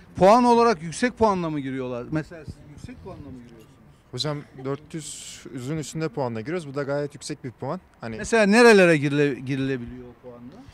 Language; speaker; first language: Turkish; native; Turkish